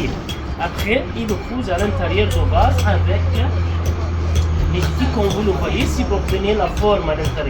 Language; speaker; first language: French; non-native, local second language; Arabic